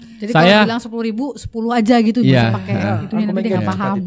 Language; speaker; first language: Indonesian; native; Indonesian